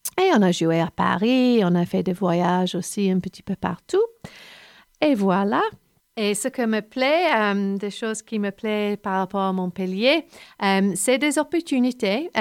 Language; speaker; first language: French; non-native, fluent; English